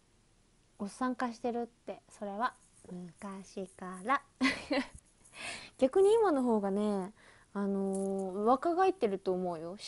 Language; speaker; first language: Japanese; native; Japanese